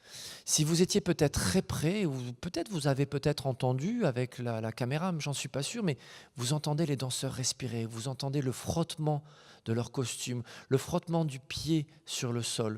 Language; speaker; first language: French; native; French